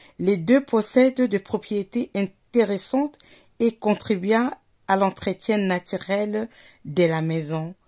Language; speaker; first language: French; non-native, local second language; Lingala